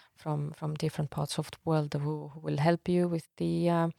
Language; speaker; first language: English; non-native, fluent; Estonian